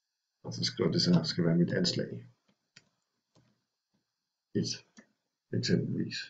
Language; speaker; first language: Danish; native; Danish